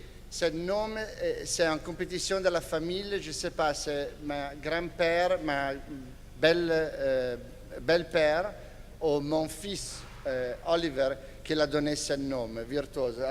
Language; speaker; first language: French; non-native, fluent; Italian